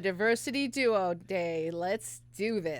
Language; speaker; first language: English; native; English